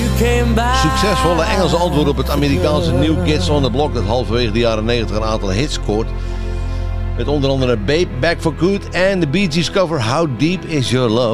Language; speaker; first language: Dutch; native; Dutch